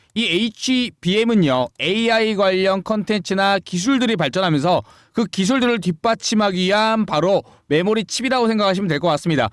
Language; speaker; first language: Korean; native; Korean